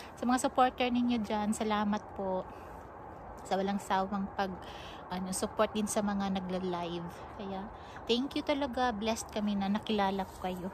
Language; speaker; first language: Filipino; non-native, local second language; Cebuano